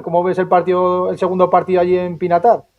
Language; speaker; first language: Spanish; native; Spanish